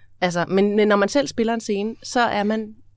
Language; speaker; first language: Danish; native; Danish